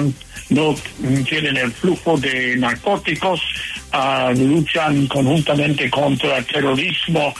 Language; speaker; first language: Spanish; non-native, fluent; English